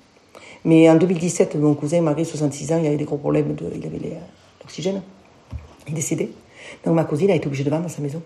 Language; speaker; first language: French; native; French